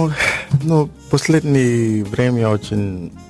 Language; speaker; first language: Russian; non-native, learner; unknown